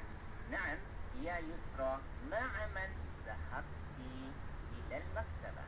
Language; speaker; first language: Arabic; non-native, fluent; Malay